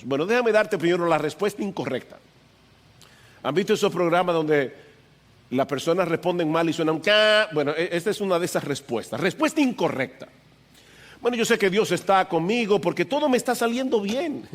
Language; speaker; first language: Spanish; native; Spanish